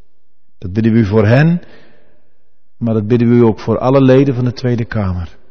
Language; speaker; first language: Dutch; native; Dutch